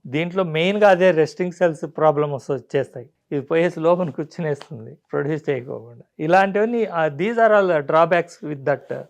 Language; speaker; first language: Telugu; native; Telugu